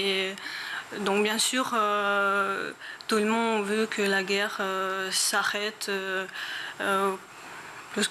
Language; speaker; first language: French; non-native, learner; Ukrainian